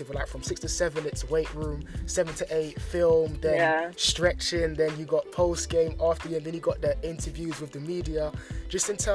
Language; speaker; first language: English; native; English